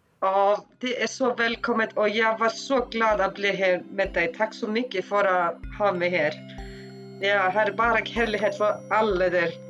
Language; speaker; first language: Swedish; non-native, learner; Icelandic